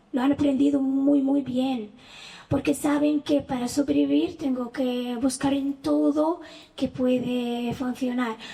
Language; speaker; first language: Spanish; non-native, fluent; Arabic